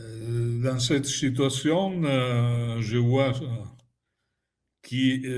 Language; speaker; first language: French; non-native, fluent; Italian